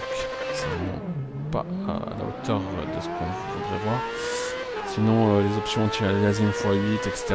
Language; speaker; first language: French; native; French